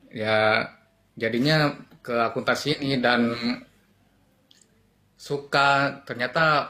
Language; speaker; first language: Indonesian; native; Indonesian